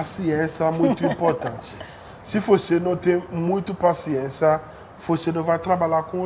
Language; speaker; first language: Portuguese; non-native, learner; Yoruba